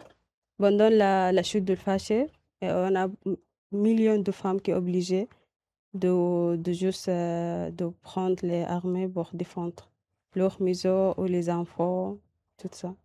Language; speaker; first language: French; non-native, learner; Arabic